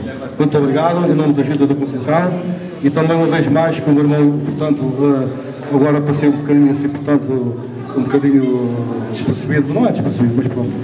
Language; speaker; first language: Portuguese; native; Portuguese